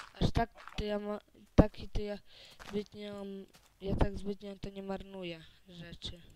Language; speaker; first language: Polish; native; Polish